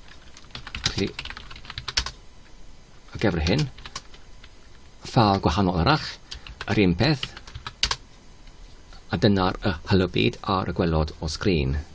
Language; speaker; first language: Welsh; non-native, learner; English